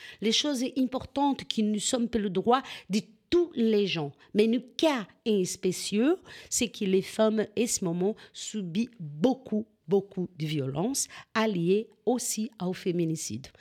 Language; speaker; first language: French; non-native, fluent; Portuguese